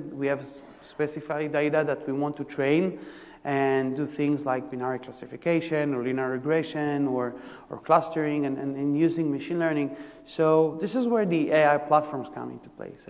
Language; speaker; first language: English; non-native, fluent; Hebrew